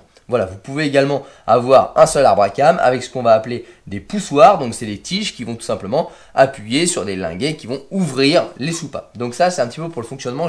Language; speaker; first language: French; native; French